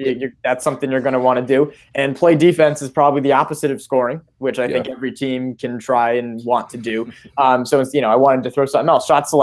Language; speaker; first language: English; native; English